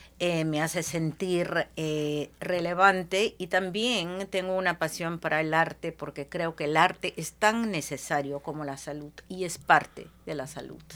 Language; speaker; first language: Spanish; early bilingual, heritage; Spanish